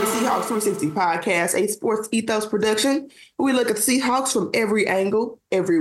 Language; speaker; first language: English; native; English